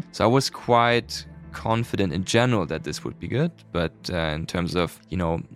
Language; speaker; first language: English; non-native, fluent; German